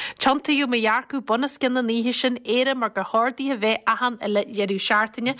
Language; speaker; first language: Irish; native; Irish